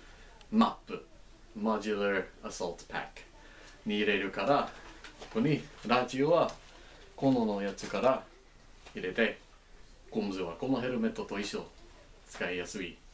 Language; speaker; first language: Japanese; non-native, learner; English